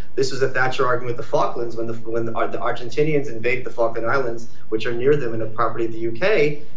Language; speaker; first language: English; early bilingual, other home language; Ukrainian